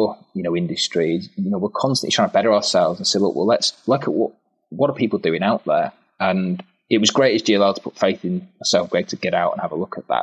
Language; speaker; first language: English; native; English